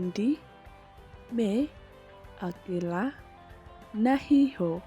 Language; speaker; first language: Hindi; non-native, learner; Khasi